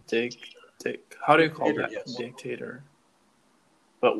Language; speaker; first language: English; non-native, fluent; Portuguese